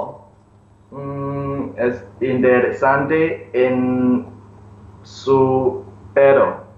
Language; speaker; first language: Spanish; non-native, learner; English